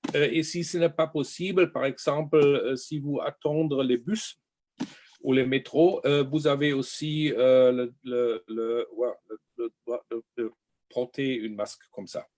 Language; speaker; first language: French; non-native, learner; German